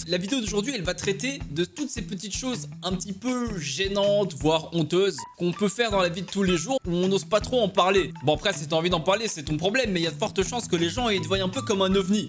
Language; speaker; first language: French; native; French